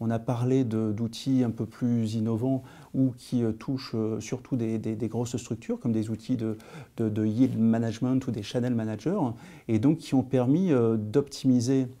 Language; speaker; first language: French; native; French